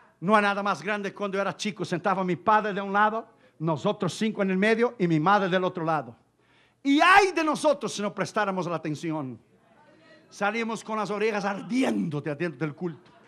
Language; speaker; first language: Spanish; non-native, fluent; Portuguese